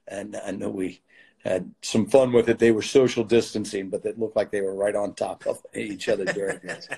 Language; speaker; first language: English; native; English